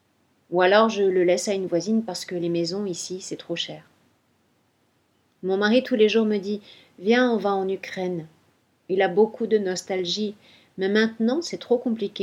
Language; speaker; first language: French; non-native, fluent; Ukrainian